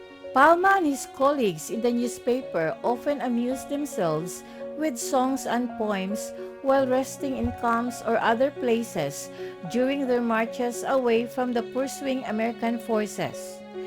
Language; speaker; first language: English; non-native, local second language; Filipino